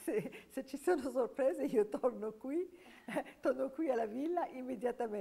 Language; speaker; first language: Italian; non-native, fluent; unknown